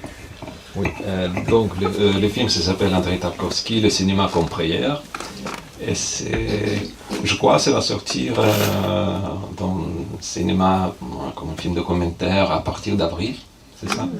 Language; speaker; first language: French; non-native, fluent; Russian